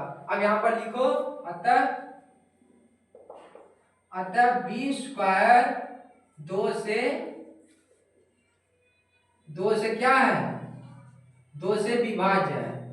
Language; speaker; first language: Hindi; native; Hindi